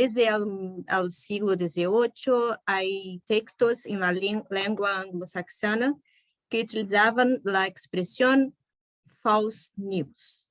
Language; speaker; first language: Spanish; non-native, fluent; Portuguese